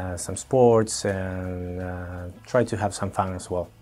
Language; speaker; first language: English; non-native, fluent; Spanish